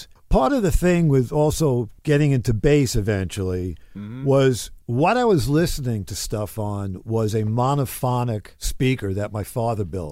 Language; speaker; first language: English; native; English